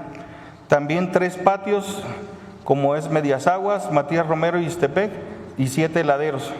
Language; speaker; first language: Spanish; native; Spanish